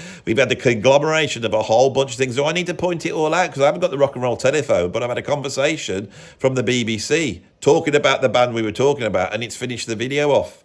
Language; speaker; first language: English; native; English